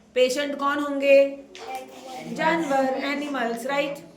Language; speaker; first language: Hindi; non-native, local second language; Marathi